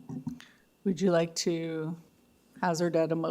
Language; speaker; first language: English; native; English